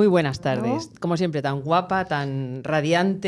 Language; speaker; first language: Spanish; native; Spanish